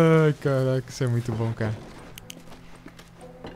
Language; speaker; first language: Portuguese; native; Portuguese